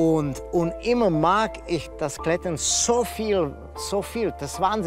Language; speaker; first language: German; non-native, learner; Czech